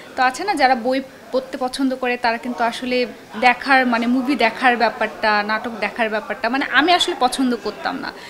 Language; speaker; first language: Bangla; native; Bangla